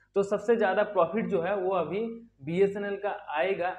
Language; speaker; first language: Hindi; native; Hindi